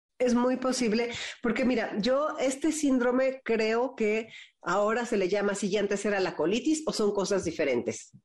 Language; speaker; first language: Spanish; native; Spanish